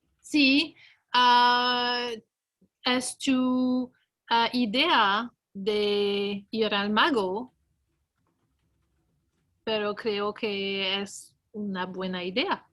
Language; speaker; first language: Spanish; non-native, learner; English